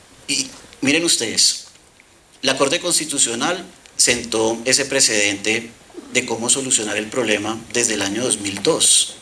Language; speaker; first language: Spanish; native; Spanish